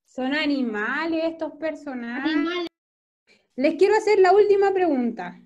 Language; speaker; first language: Spanish; native; Spanish